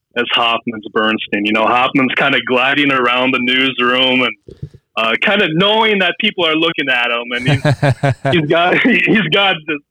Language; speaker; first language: English; native; English